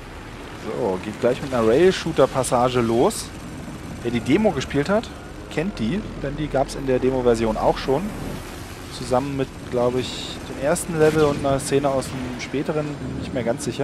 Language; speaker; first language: German; native; German